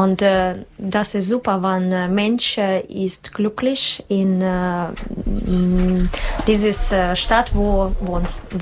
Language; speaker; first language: German; non-native, learner; Russian